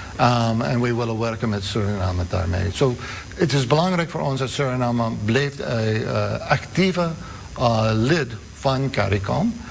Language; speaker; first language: Dutch; non-native, fluent; English